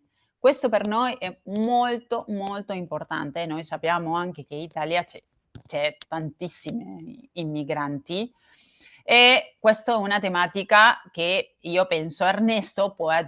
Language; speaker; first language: Italian; non-native, learner; Spanish